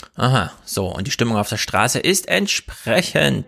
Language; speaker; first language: German; native; German